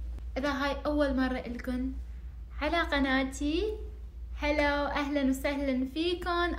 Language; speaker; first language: Arabic; non-native, fluent; Persian